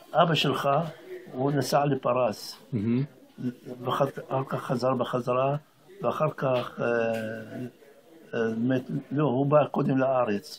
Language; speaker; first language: Hebrew; non-native, fluent; Arabic